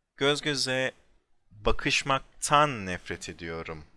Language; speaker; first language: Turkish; non-native, fluent; English